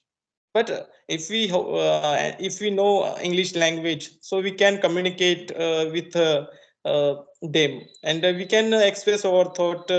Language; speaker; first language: English; non-native, learner; Marathi